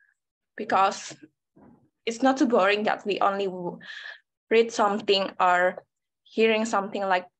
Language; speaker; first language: English; non-native, learner; Indonesian